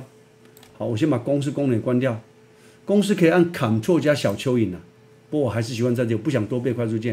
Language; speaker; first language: Chinese; native; Chinese